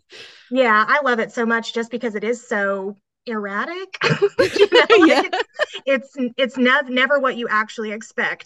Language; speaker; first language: English; native; English